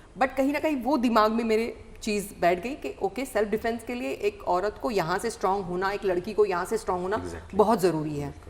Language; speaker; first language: Hindi; non-native, local second language; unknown